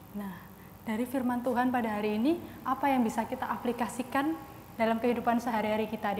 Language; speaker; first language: Indonesian; native; Indonesian